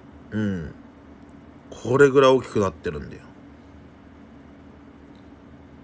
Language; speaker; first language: Japanese; native; Japanese